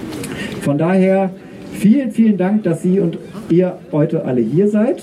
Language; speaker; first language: German; native; German